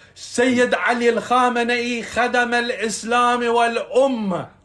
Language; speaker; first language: Arabic; non-native, fluent; Persian